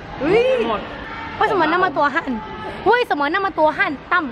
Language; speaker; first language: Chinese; non-native, fluent; Thai